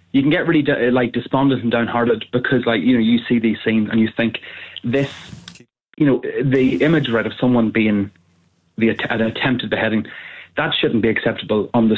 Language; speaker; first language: English; native; English